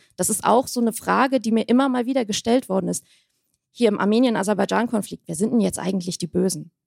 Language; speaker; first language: German; early bilingual, other home language; Armenian